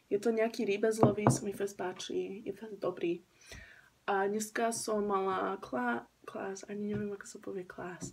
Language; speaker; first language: Slovak; early bilingual, heritage; Slovak